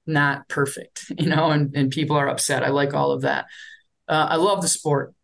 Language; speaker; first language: English; native; English